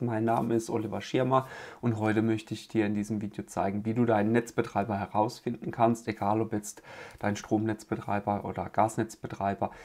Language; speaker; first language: German; native; German